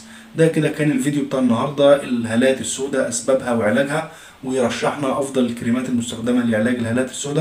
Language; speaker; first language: Arabic; native; Arabic